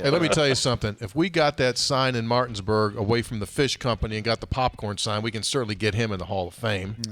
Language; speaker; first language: English; native; English